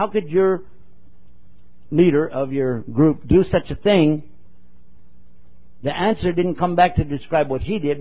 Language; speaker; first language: English; native; English